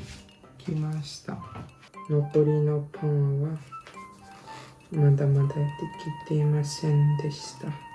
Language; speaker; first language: Japanese; non-native, learner; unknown